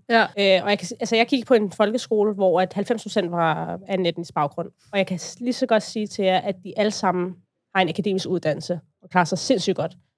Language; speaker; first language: Danish; native; Danish